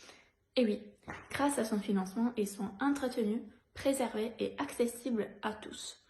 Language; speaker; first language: French; native; French